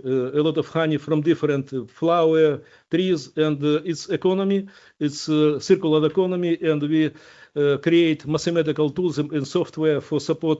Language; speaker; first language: English; non-native, learner; Ukrainian